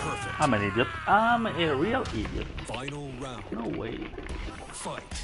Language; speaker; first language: English; non-native, learner; Italian